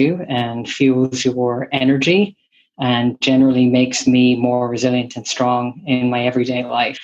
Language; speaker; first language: English; native; English